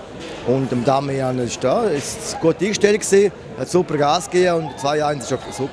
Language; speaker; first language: German; native; German